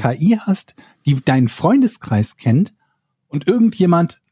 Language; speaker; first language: German; native; German